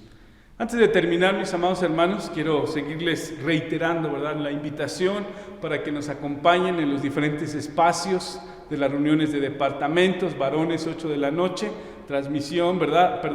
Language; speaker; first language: Spanish; native; Spanish